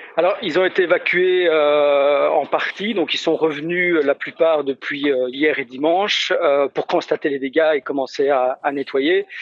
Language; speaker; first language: French; native; French